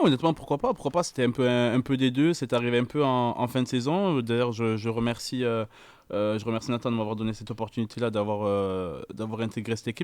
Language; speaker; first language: French; native; French